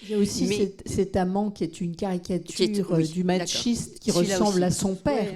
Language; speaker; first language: French; native; French